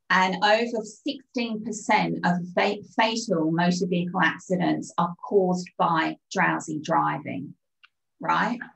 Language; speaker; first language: English; native; English